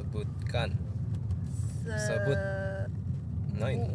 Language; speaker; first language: Indonesian; native; Indonesian